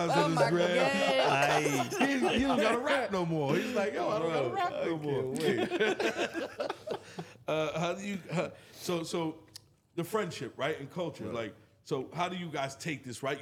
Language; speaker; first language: English; native; English